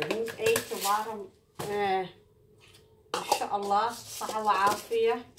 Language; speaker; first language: Dutch; non-native, learner; Somali